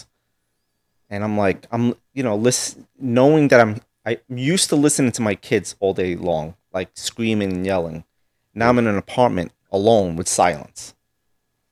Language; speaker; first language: English; early bilingual, other home language; Italian